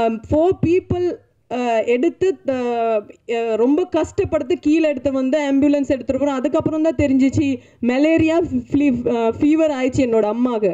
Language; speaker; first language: Tamil; non-native, fluent; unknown